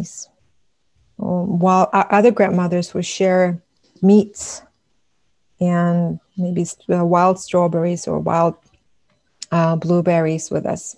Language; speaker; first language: English; non-native, fluent; Buriat